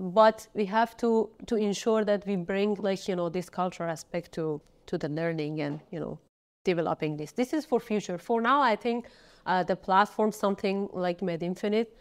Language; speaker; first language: English; non-native, fluent; Persian